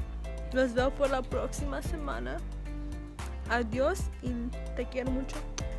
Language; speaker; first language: Spanish; early bilingual, heritage; Spanish